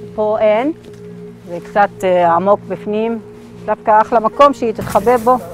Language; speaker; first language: Hebrew; non-native, local second language; Arabic